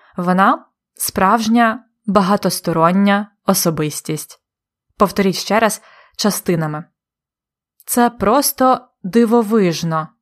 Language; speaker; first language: Ukrainian; native; Ukrainian